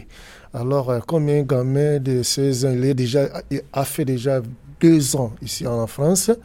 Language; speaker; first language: French; non-native, learner; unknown